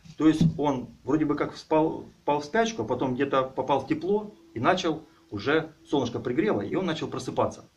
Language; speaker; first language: Russian; native; Russian